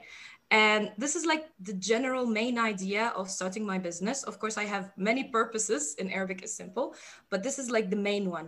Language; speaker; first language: English; non-native, fluent; Arabic